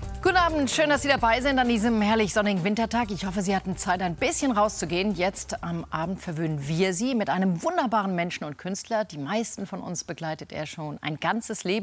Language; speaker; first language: German; native; German